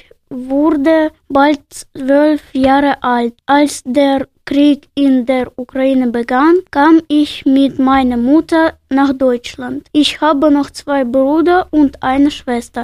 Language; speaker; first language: German; early bilingual, other home language; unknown